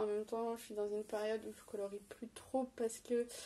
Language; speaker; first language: French; native; French